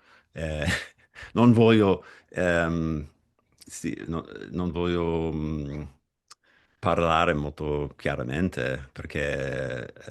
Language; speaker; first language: Italian; non-native, fluent; English